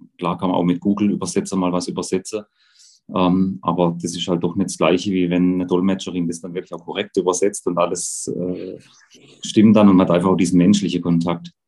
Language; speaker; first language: German; native; German